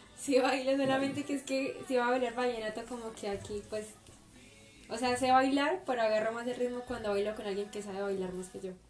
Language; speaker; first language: Spanish; native; Spanish